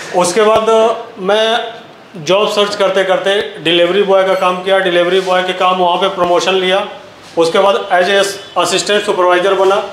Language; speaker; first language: Hindi; native; Hindi